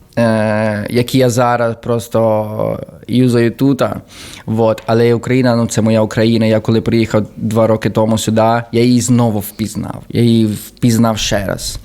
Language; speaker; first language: Ukrainian; early bilingual, heritage; Ukrainian